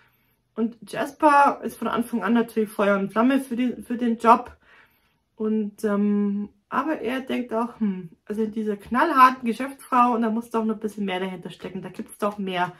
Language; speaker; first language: German; native; German